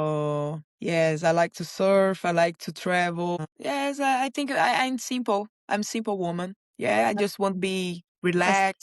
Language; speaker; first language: English; non-native, learner; Portuguese